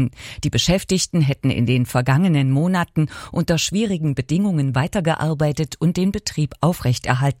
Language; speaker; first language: German; native; German